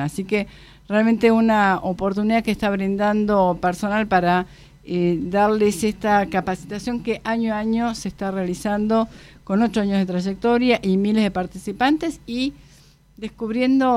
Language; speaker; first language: Spanish; native; Spanish